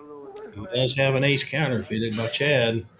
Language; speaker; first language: English; native; English